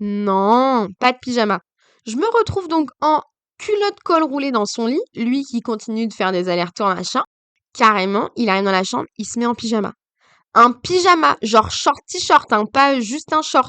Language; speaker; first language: French; native; French